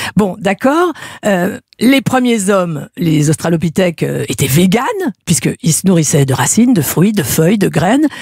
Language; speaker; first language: French; native; French